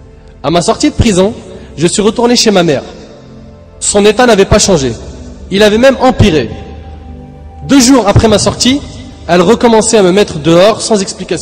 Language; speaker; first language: French; native; French